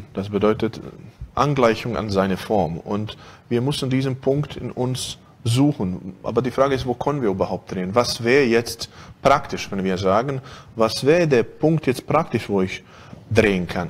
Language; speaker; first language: German; non-native, fluent; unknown